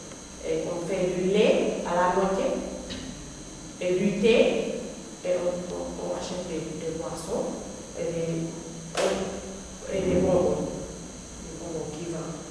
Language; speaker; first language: French; non-native, learner; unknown